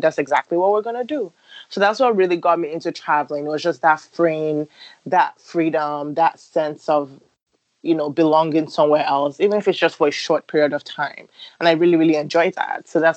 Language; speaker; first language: English; non-native, local second language; Yoruba